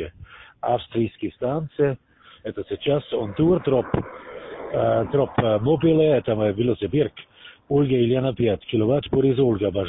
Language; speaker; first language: Russian; non-native, learner; German